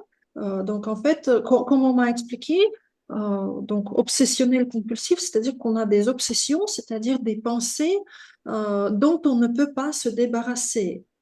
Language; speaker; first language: French; non-native, fluent; Russian